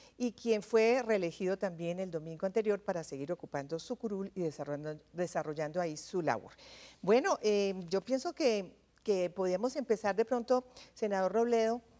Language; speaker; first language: Spanish; native; Spanish